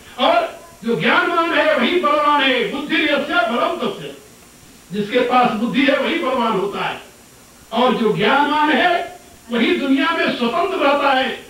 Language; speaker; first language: Hindi; native; Hindi